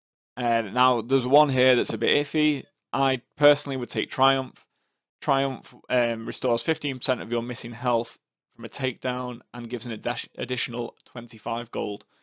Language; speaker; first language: English; native; English